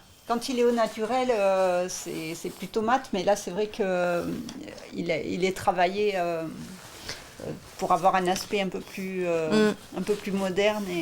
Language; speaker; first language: French; native; French